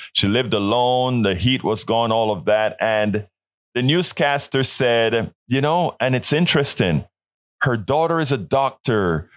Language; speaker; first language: English; non-native, fluent; Spanish